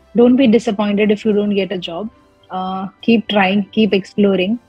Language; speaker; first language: English; non-native, local second language; Gujarati